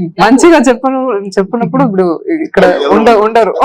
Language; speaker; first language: Telugu; non-native, learner; Tamil